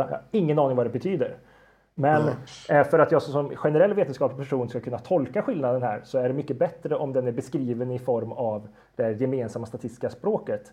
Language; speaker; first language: Swedish; native; Swedish